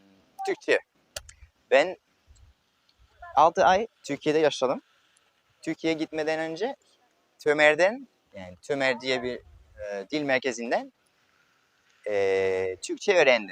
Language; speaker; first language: Turkish; non-native, fluent; French